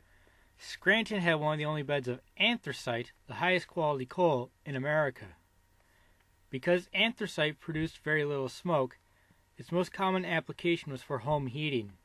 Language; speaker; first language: English; native; English